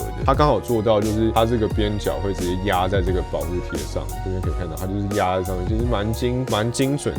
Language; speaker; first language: Chinese; native; Chinese